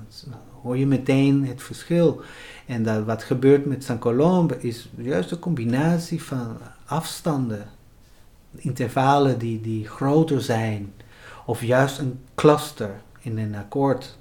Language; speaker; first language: Dutch; non-native, fluent; Spanish